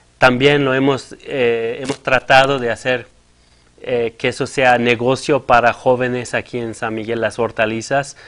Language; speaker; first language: Spanish; non-native, fluent; French